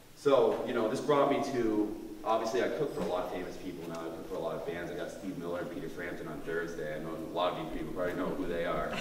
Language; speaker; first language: English; native; English